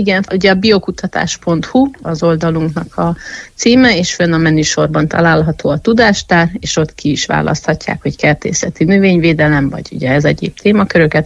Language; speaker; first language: Hungarian; native; Hungarian